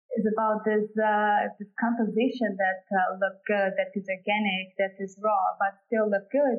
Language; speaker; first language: English; non-native, fluent; Portuguese